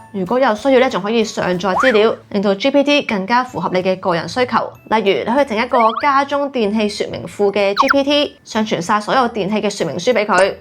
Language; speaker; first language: Cantonese; native; Cantonese